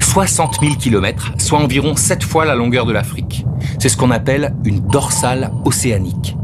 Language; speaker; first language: French; native; French